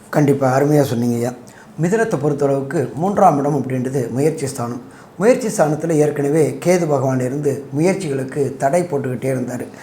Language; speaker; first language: Tamil; native; Tamil